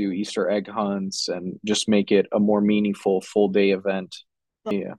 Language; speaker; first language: English; non-native, fluent; Portuguese